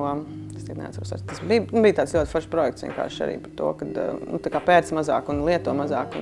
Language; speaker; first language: Latvian; native; Latvian